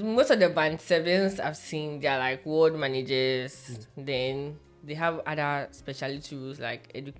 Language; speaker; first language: English; non-native, local second language; Akan